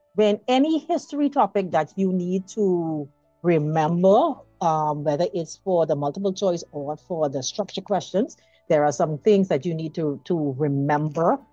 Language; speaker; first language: English; native; English